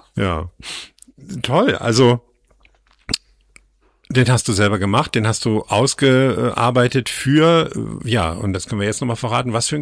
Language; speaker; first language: German; native; German